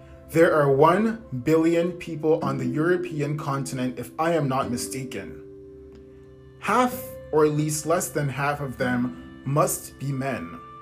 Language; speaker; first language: English; native; English